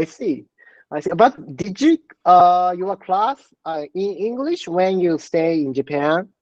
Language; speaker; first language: English; non-native, learner; Japanese